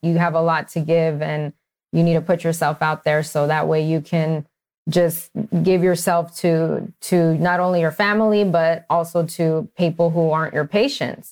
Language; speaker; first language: English; native; English